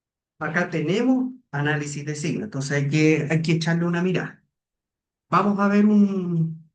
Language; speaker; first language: Spanish; native; Spanish